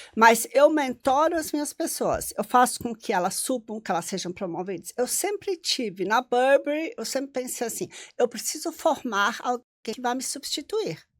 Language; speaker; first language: Portuguese; non-native, local second language; German